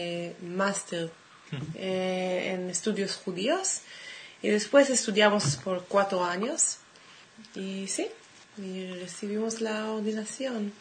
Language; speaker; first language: Spanish; non-native, fluent; Hebrew